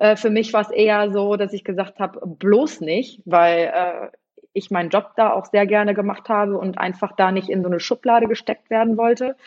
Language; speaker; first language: German; early bilingual, other home language; Polish